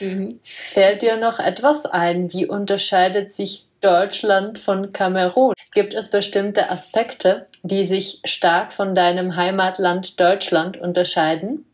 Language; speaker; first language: German; non-native, fluent; Czech